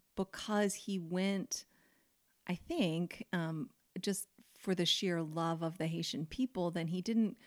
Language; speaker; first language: English; native; English